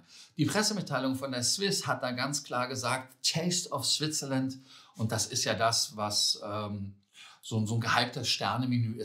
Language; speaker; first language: German; native; German